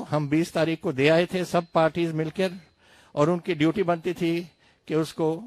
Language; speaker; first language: Hindi; non-native, local second language; Punjabi